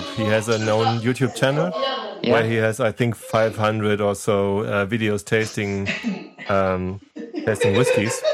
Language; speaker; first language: English; non-native, fluent; German